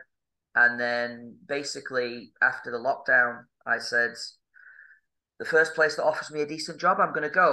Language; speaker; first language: English; native; English